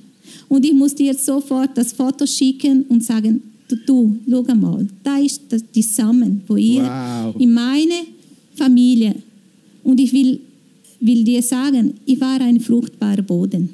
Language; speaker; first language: German; non-native, fluent; Portuguese